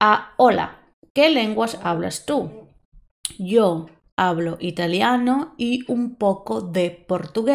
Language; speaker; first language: Spanish; non-native, fluent; English